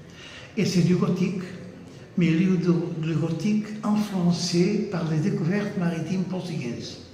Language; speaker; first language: French; non-native, fluent; Portuguese